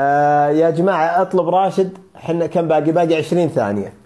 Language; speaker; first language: Arabic; native; Arabic